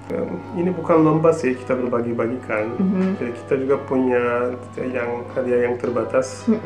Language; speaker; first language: Indonesian; non-native, fluent; Turkish